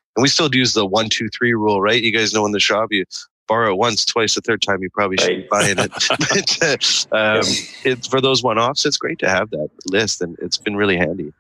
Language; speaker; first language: English; native; English